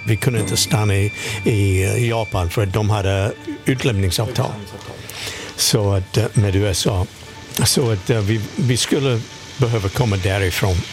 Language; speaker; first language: Swedish; non-native, fluent; English